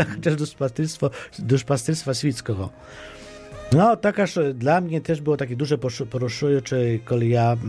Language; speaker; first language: Polish; non-native, fluent; Ukrainian